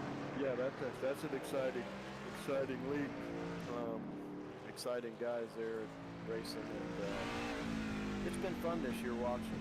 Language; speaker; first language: English; native; English